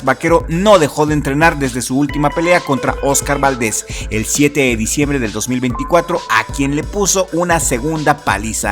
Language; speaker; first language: Spanish; native; Spanish